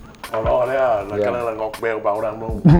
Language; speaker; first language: Vietnamese; early bilingual, heritage; Vietnamese